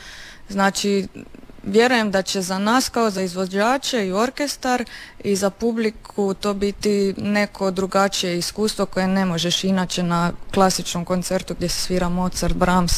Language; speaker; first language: Serbian; native; Serbian